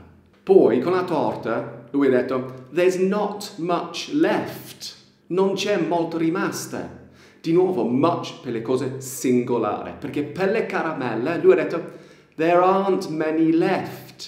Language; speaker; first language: Italian; non-native, fluent; English